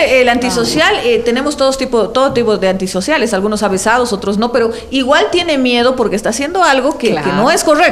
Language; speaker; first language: Spanish; native; Spanish